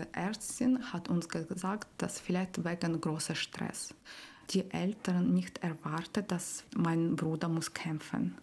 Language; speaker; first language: German; non-native, learner; Ukrainian